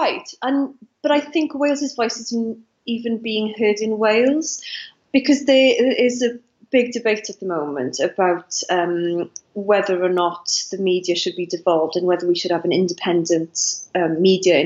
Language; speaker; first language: English; non-native, local second language; Welsh